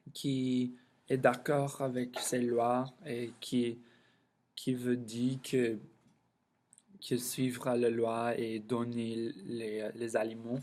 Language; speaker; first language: French; non-native, learner; English